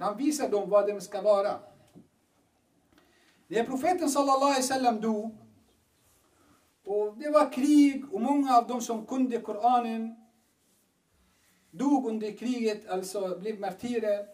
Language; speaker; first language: Swedish; non-native, fluent; Arabic